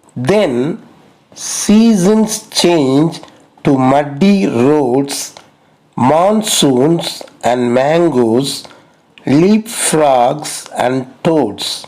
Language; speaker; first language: English; non-native, local second language; Tamil